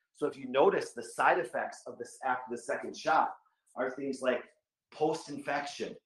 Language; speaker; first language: English; native; English